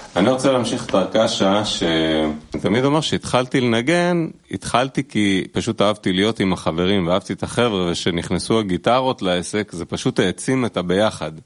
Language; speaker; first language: Hebrew; native; Hebrew